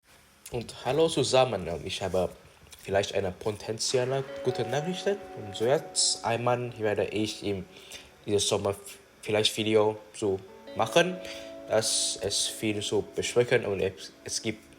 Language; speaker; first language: German; non-native, learner; English